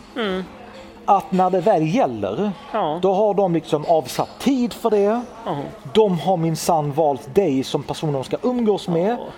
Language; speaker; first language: Swedish; early bilingual, other home language; Italian